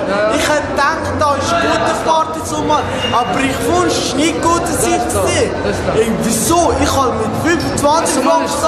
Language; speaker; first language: German; non-native, learner; Somali